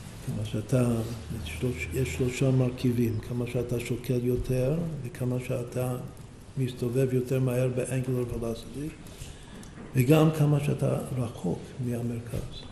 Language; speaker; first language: Hebrew; non-native, fluent; English